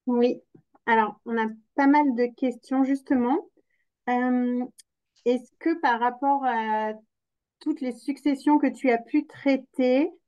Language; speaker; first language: French; native; French